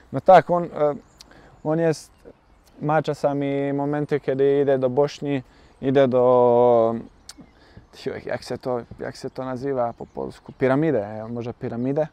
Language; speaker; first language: Polish; non-native, learner; Bosnian